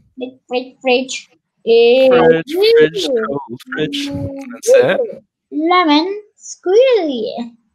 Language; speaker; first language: English; non-native, learner; Turkish